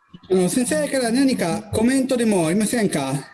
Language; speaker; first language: Japanese; non-native, fluent; Italian